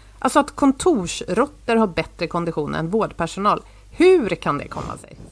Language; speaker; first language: Swedish; native; Swedish